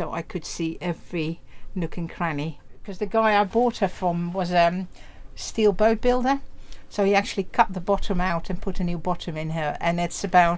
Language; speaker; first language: English; non-native, fluent; Dutch